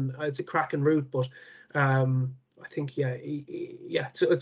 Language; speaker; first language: English; native; English